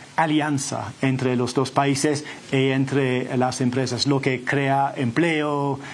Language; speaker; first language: Spanish; non-native, fluent; English